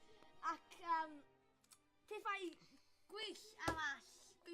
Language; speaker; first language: Welsh; non-native, local second language; English